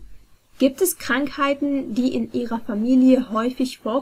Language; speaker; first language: German; non-native, fluent; Arabic